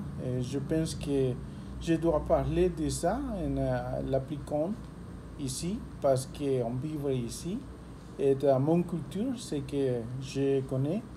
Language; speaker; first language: French; non-native, learner; Spanish